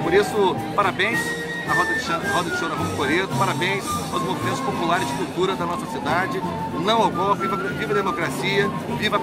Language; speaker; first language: Portuguese; native; Portuguese